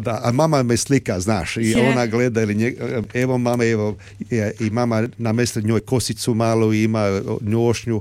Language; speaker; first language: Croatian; early bilingual, heritage; Serbian